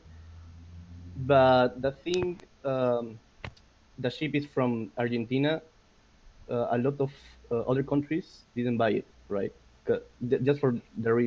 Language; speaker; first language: English; non-native, learner; Spanish